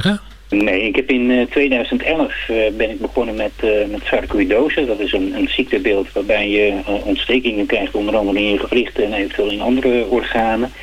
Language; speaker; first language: Dutch; native; Dutch